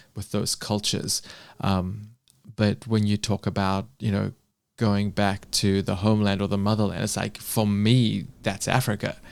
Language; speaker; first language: English; native; English